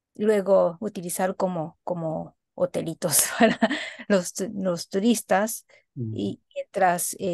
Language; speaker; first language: Spanish; non-native, fluent; Japanese